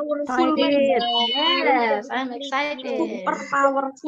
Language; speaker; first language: English; non-native, learner; Indonesian